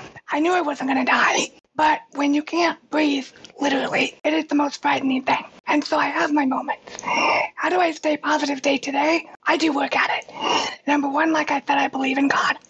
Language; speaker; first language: English; native; English